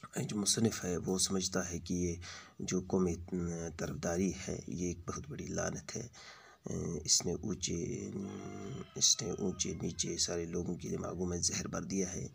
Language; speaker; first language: Hindi; native; Hindi